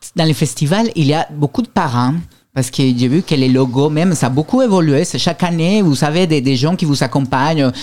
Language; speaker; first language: French; non-native, fluent; Spanish